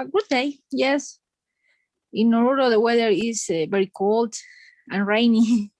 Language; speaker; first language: English; non-native, learner; Spanish